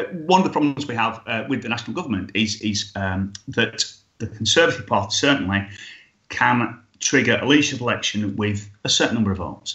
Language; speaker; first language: English; native; English